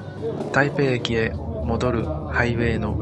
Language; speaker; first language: Japanese; native; Japanese